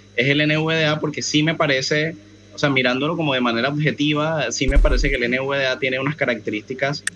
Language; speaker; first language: Spanish; native; Spanish